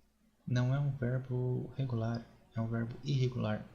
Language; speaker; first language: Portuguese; non-native, fluent; French